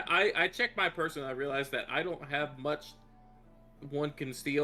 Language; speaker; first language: English; native; English